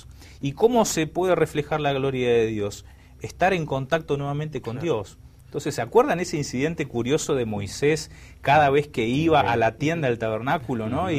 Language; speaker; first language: Spanish; native; Spanish